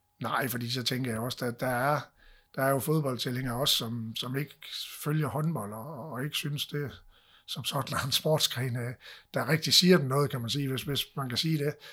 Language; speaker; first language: Danish; native; Danish